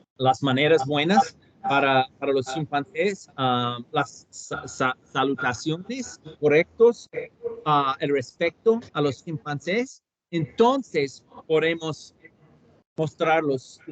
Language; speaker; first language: Spanish; non-native, fluent; English